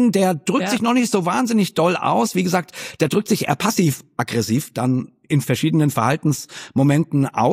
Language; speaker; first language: German; native; German